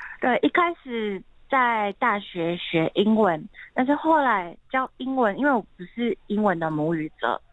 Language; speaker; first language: Chinese; non-native, fluent; Japanese